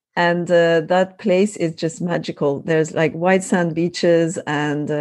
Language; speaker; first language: English; non-native, fluent; French